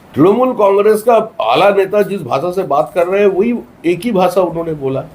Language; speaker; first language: Hindi; non-native, local second language; Bangla